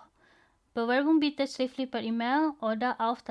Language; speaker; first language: German; non-native, learner; Indonesian